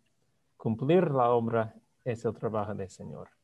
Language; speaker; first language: Spanish; non-native, fluent; English